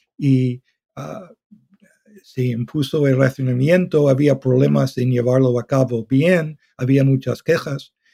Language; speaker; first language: Spanish; non-native, fluent; English